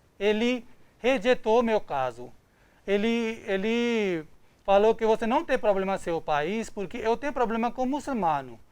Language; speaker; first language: Portuguese; non-native, learner; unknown